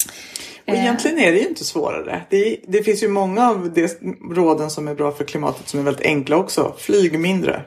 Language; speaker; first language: Swedish; native; Swedish